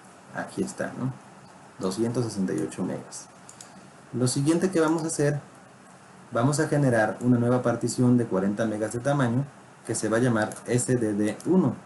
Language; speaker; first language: Spanish; native; Spanish